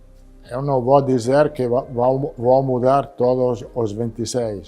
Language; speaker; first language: Portuguese; non-native, learner; Italian